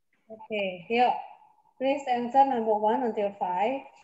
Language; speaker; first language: English; non-native, fluent; Indonesian